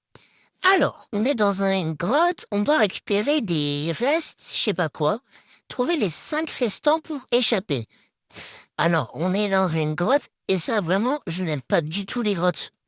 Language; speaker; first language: French; native; French